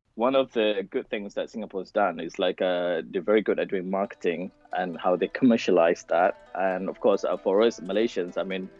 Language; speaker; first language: English; non-native, local second language; Malay